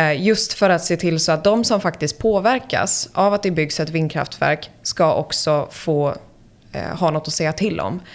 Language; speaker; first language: Swedish; native; Swedish